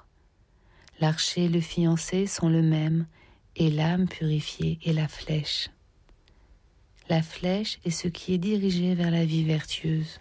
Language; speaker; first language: French; native; French